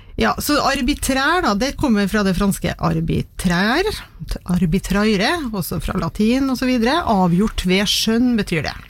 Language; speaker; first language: Norwegian; native; Norwegian